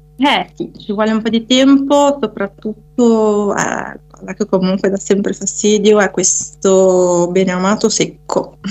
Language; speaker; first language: Italian; native; Italian